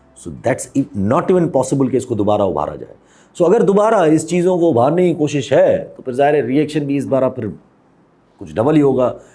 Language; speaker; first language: Urdu; non-native, local second language; Sindhi